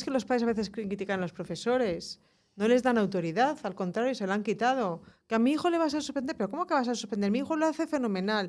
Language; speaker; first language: Spanish; native; Spanish